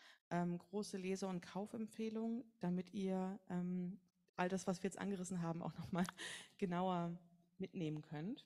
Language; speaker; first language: German; native; German